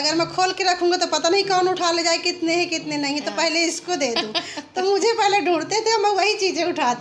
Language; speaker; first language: Hindi; native; Hindi